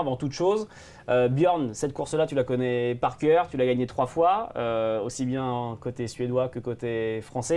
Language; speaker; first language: French; native; French